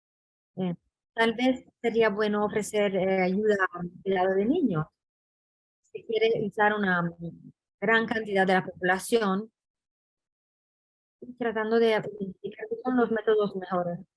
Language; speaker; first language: Spanish; non-native, fluent; English